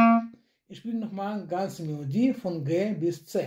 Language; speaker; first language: German; non-native, fluent; Russian